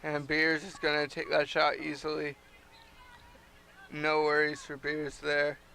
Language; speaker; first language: English; native; English